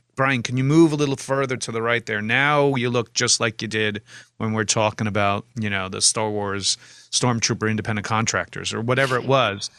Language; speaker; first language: English; native; English